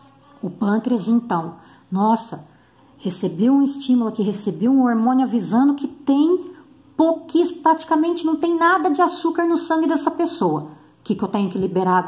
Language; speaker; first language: Portuguese; native; Portuguese